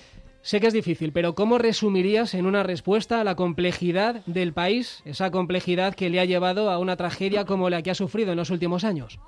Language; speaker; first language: Spanish; native; Spanish